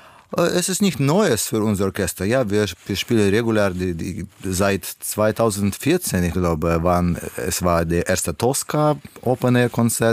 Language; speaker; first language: German; non-native, learner; Russian